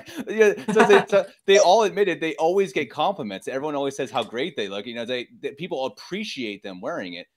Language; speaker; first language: English; native; English